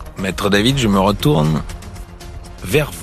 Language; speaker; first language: French; native; French